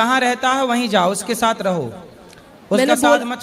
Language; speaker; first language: Hindi; native; Hindi